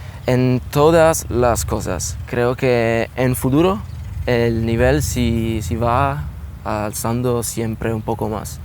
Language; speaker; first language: Spanish; non-native, learner; Italian